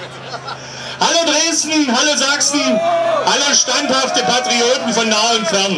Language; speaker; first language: German; native; German